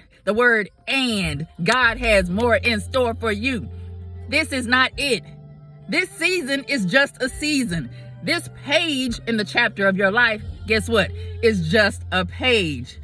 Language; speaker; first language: English; native; English